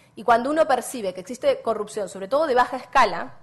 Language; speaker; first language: Spanish; native; Spanish